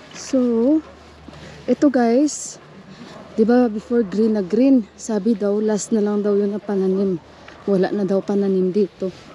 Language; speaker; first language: Filipino; native; Filipino